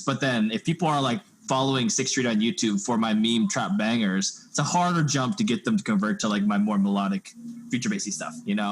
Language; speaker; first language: English; native; English